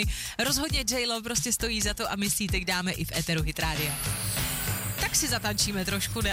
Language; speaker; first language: Czech; native; Czech